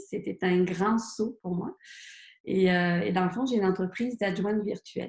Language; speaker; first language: French; native; French